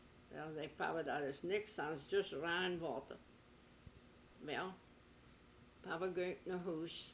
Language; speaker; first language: German; early bilingual, heritage; German